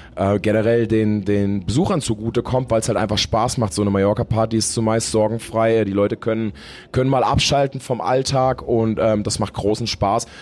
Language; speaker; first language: German; native; German